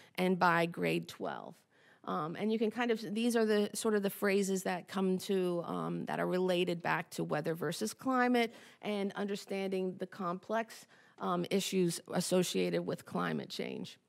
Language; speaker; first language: English; native; English